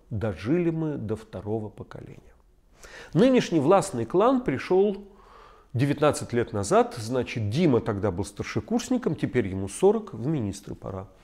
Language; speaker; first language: Russian; native; Russian